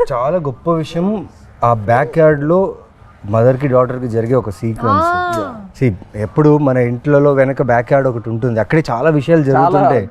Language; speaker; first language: Telugu; native; Telugu